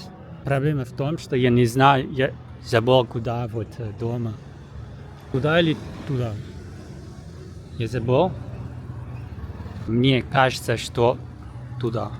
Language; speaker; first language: Russian; non-native, learner; Japanese